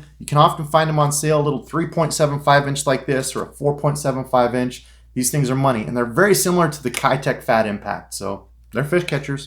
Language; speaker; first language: English; native; English